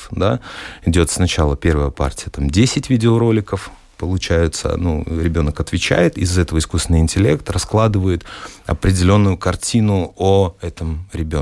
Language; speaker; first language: Russian; native; Russian